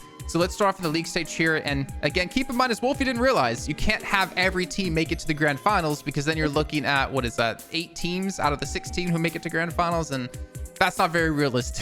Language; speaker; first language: English; native; English